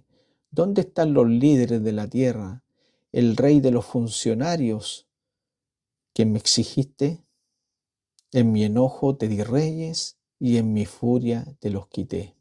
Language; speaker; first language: Spanish; native; Spanish